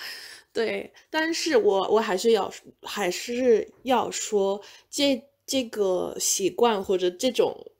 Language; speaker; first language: Chinese; non-native, fluent; English